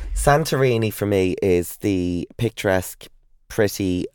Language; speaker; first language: English; native; English